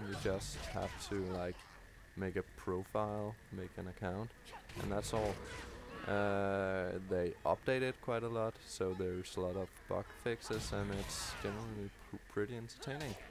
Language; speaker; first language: English; non-native, fluent; Danish